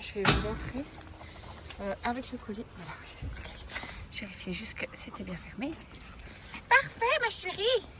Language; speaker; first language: French; native; French